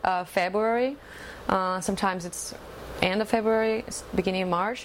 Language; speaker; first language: English; non-native, fluent; Portuguese